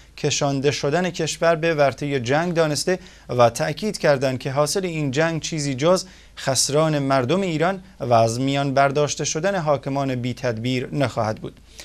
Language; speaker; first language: Persian; non-native, local second language; Central Kurdish